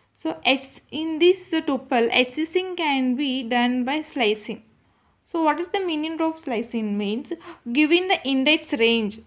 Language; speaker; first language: English; non-native, local second language; Kannada